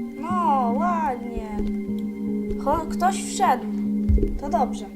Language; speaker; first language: Polish; native; Polish